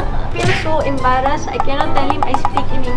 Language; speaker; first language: English; non-native, local second language; Filipino